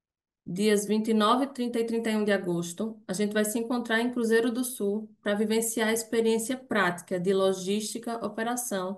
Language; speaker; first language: Portuguese; native; Portuguese